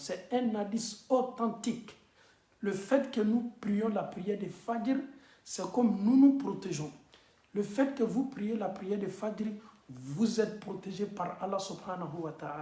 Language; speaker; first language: French; non-native, local second language; Bambara